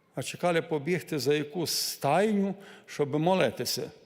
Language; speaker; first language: Ukrainian; native; Ukrainian